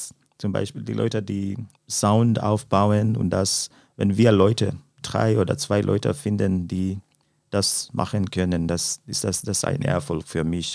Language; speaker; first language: German; non-native, fluent; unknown